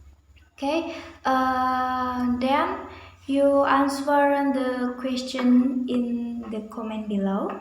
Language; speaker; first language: English; non-native, learner; Indonesian